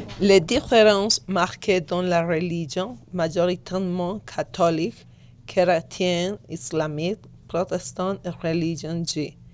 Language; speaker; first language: French; non-native, learner; Spanish